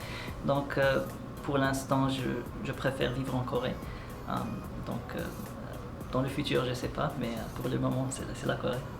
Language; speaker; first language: French; non-native, local second language; Arabic